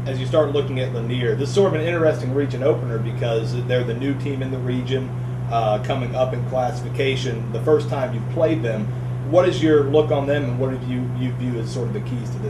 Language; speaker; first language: English; native; English